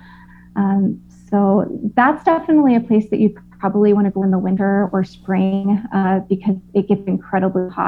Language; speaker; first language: English; native; English